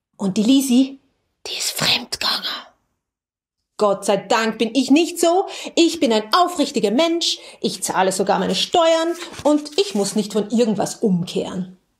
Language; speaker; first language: German; native; German